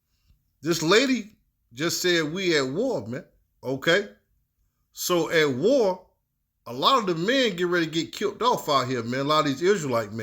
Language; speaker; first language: English; native; English